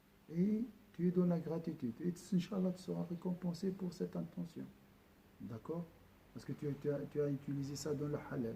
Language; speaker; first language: French; non-native, local second language; Arabic